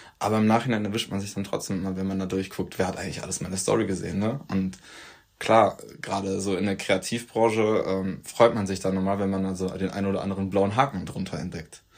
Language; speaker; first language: German; early bilingual, other home language; Turkish